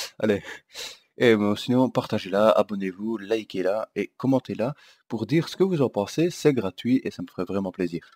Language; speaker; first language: French; native; French